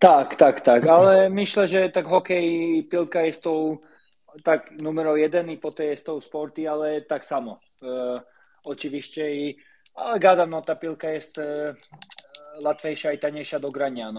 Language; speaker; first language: Polish; non-native, learner; Slovak